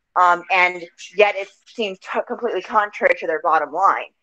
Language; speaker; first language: English; native; English